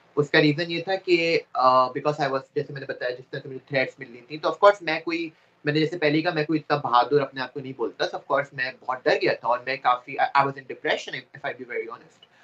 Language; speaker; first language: Urdu; native; Urdu